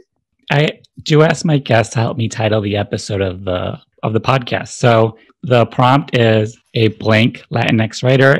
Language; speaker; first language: English; native; English